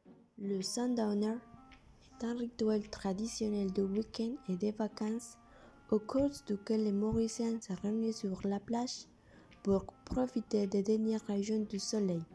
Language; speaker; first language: French; non-native, learner; Spanish